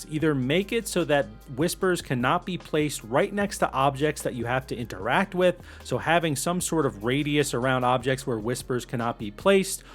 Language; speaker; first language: English; native; English